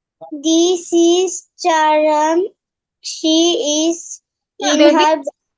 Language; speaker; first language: English; non-native, learner; Bangla